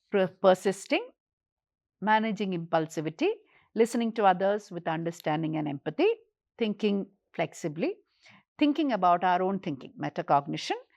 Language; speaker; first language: English; non-native, local second language; Malayalam